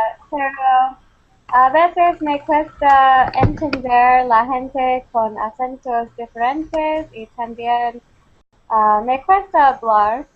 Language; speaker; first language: Spanish; non-native, learner; English